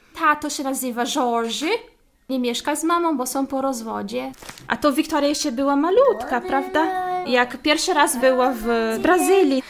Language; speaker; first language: Polish; non-native, fluent; Portuguese